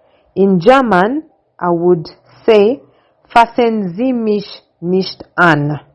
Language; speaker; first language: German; non-native, learner; English